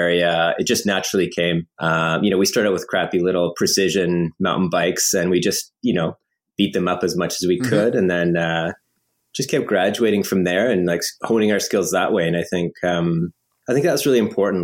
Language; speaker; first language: English; native; English